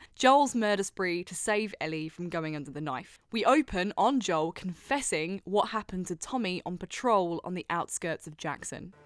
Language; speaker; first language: English; native; English